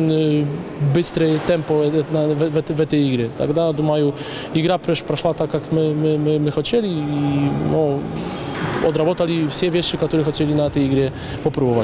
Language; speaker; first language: Russian; non-native, fluent; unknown